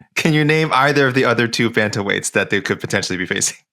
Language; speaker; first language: English; native; English